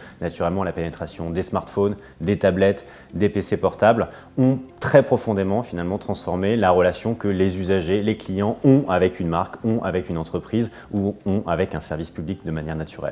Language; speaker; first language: French; native; French